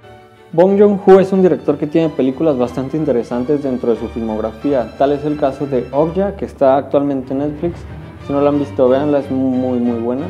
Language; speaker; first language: Spanish; native; Spanish